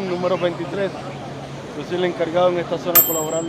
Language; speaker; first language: Spanish; native; Spanish